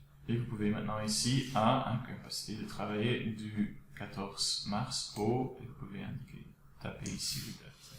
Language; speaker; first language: French; non-native, local second language; Dutch